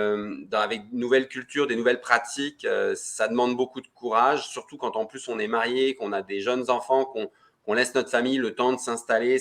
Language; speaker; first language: French; native; French